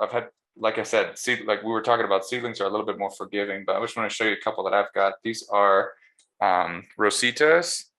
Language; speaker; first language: English; native; English